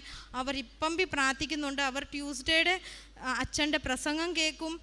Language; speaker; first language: Malayalam; early bilingual, heritage; Malayalam